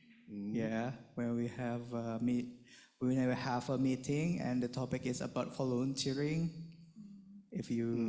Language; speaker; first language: English; non-native, fluent; Indonesian